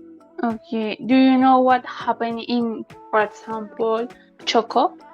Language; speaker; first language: English; non-native, learner; Spanish